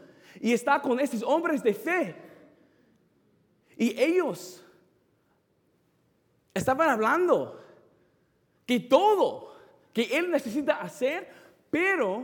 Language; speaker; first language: Spanish; non-native, fluent; English